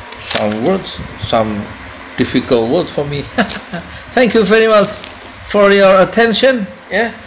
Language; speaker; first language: English; non-native, learner; Indonesian